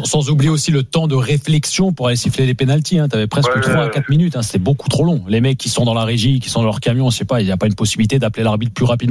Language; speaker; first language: French; native; French